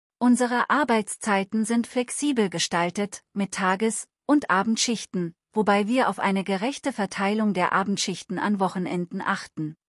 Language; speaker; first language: German; non-native, learner; Telugu